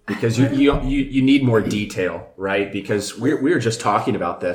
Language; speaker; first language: English; native; English